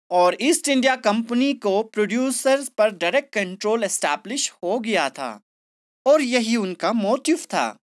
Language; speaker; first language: Hindi; non-native, local second language; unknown